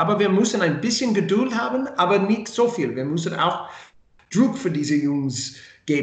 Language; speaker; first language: German; non-native, learner; English